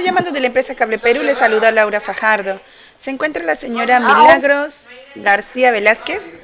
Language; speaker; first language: Spanish; native; Spanish